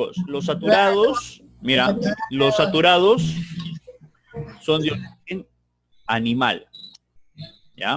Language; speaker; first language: Spanish; native; Spanish